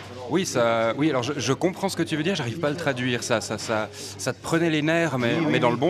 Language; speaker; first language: French; native; French